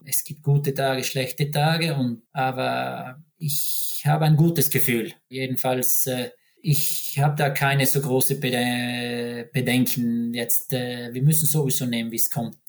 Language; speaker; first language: German; native; German